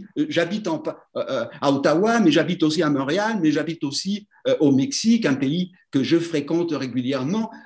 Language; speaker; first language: French; non-native, fluent; Spanish